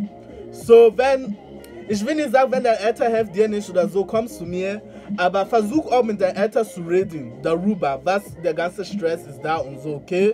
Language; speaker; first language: German; non-native, learner; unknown